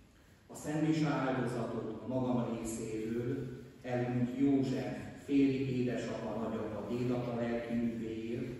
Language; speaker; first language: Hungarian; native; Hungarian